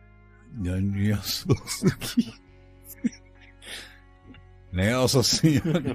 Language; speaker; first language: Turkish; native; Turkish